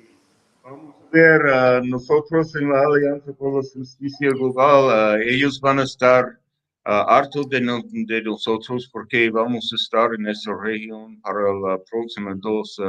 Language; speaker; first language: Spanish; non-native, learner; English